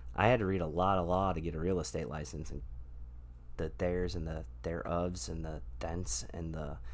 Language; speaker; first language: English; native; English